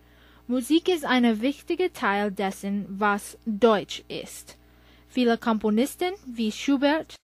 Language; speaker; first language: German; non-native, learner; English